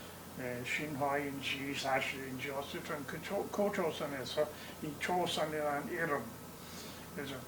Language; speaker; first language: Korean; non-native, fluent; English